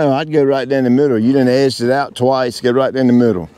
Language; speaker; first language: English; native; English